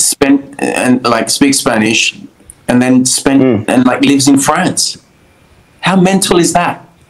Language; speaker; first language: English; early bilingual, other home language; Spanish